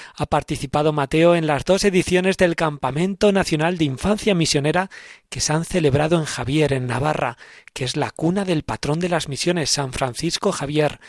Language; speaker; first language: Spanish; native; Spanish